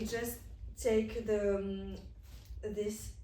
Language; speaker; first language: English; non-native, fluent; French